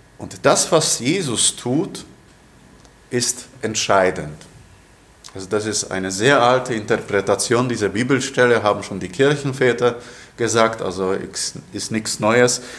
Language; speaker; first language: German; non-native, fluent; Polish